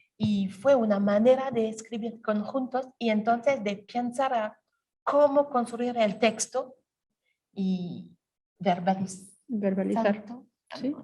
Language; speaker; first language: Spanish; non-native, learner; French